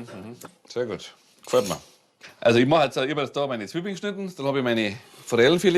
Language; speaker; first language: German; native; German